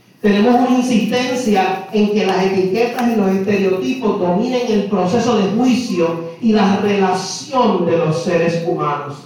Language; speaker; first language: Spanish; native; Spanish